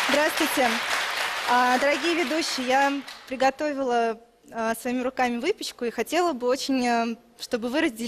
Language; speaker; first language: Russian; native; Russian